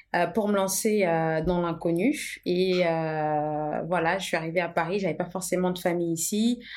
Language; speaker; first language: French; non-native, fluent; Portuguese